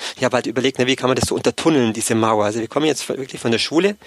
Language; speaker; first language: German; native; German